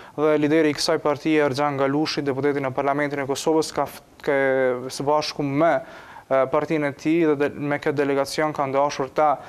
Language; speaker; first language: Albanian; non-native, local second language; Romany